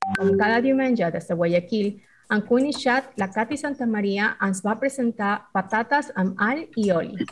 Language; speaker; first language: Catalan; non-native, fluent; Spanish